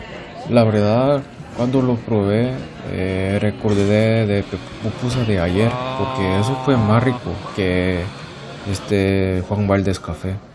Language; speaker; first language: Spanish; non-native, learner; Korean